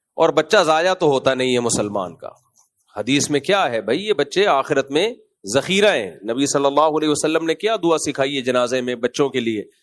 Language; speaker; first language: Urdu; native; Urdu